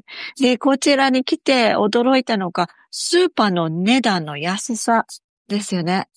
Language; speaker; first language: Japanese; native; Japanese